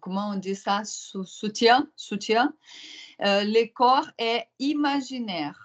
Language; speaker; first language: French; non-native, fluent; Portuguese